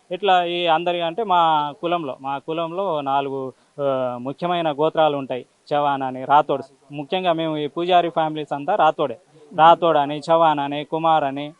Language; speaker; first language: Telugu; non-native, local second language; Lambadi